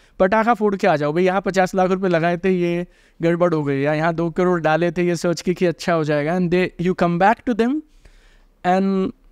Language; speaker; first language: Hindi; native; Hindi